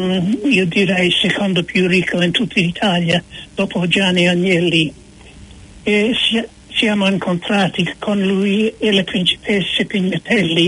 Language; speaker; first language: Italian; non-native, fluent; English